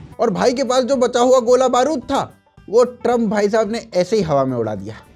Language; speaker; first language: Hindi; native; Hindi